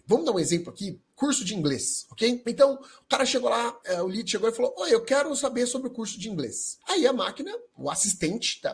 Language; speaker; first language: Portuguese; native; Portuguese